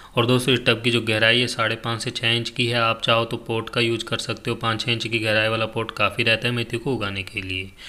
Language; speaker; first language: Hindi; native; Hindi